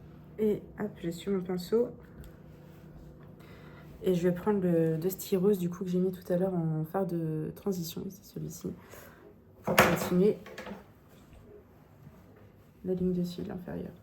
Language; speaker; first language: French; native; French